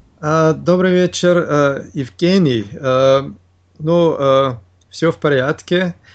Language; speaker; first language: Russian; non-native, learner; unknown